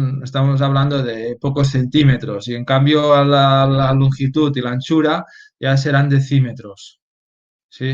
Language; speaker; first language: Spanish; native; Spanish